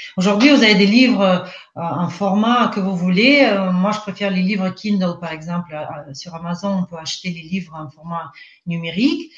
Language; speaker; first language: French; non-native, fluent; Russian